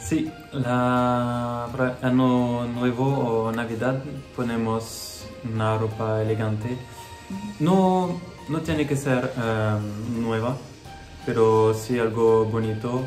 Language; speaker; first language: Spanish; non-native, learner; French